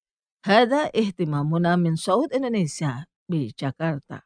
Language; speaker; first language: Arabic; non-native, fluent; Indonesian